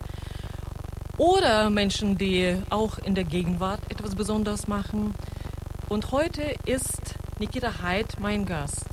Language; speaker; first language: German; non-native, fluent; Russian